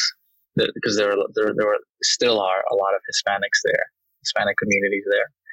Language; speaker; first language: English; early bilingual, other home language; Spanish